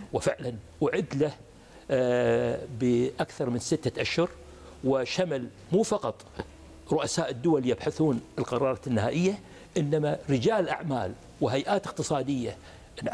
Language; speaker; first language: Arabic; native; Arabic